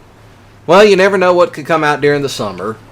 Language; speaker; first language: English; native; English